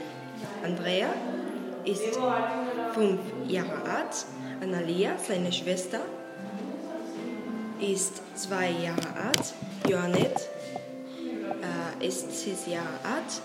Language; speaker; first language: German; non-native, learner; Spanish